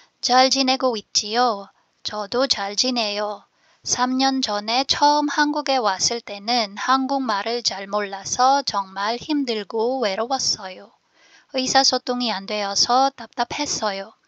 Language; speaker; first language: Korean; non-native, fluent; Filipino